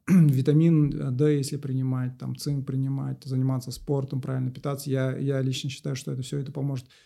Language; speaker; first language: Russian; non-native, local second language; Kazakh